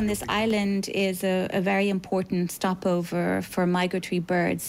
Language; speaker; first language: English; native; English